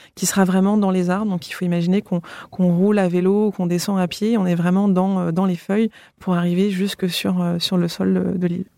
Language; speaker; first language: French; native; French